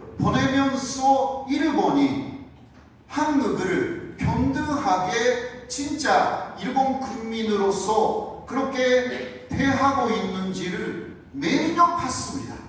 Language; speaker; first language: Korean; non-native, fluent; Japanese